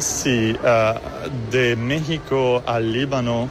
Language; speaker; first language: Spanish; non-native, learner; Arabic